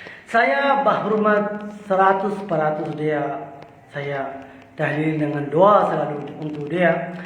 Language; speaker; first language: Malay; non-native, learner; Urdu